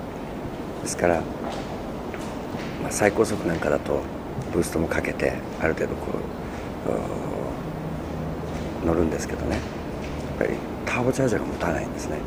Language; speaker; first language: Japanese; native; Japanese